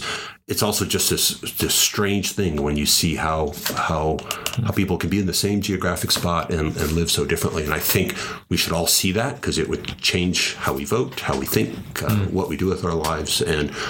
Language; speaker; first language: English; native; English